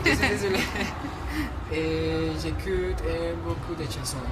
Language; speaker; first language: French; non-native, learner; Spanish